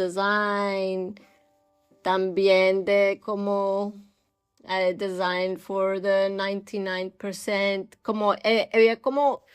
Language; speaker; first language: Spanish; early bilingual, heritage; English